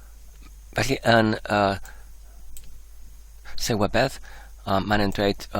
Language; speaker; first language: Welsh; non-native, learner; English